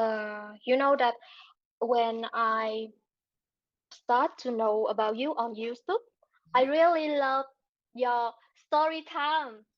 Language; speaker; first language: English; non-native, learner; Vietnamese